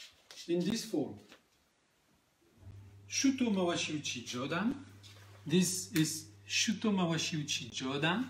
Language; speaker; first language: English; non-native, learner; French